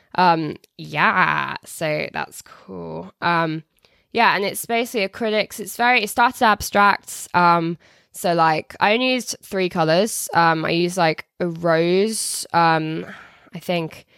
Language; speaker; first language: English; native; English